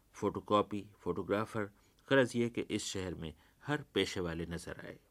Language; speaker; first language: Urdu; native; Urdu